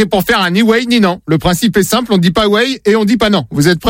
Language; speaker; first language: French; native; French